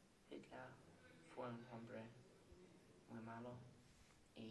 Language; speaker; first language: Spanish; non-native, learner; English